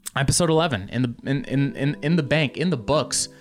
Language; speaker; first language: English; early bilingual, other home language; Spanish